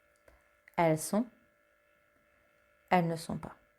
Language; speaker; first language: French; non-native, fluent; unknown